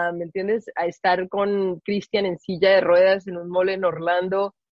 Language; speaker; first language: Spanish; native; Spanish